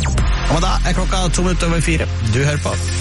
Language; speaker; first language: Norwegian; native; Norwegian